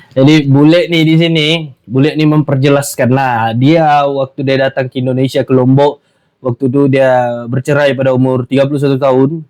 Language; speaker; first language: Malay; native; Malay